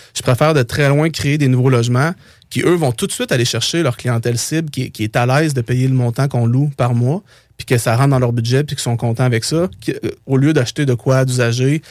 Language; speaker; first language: French; native; French